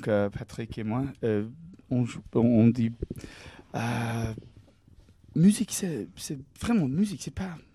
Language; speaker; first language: French; non-native, learner; English